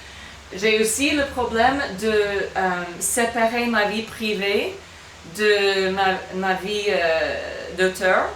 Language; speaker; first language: French; non-native, fluent; English